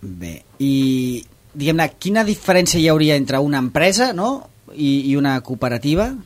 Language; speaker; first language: Catalan; native; Catalan